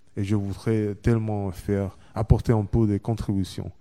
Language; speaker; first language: French; non-native, learner; Chinese